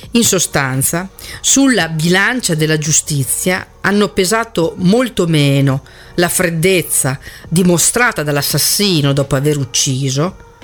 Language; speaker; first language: Italian; native; Italian